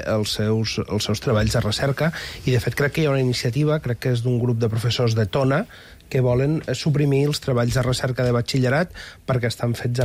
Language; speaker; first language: Catalan; native; Catalan